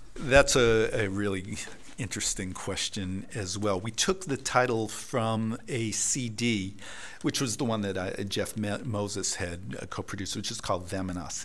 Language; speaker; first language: English; native; English